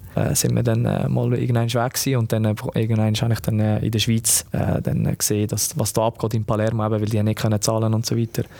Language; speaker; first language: German; native; German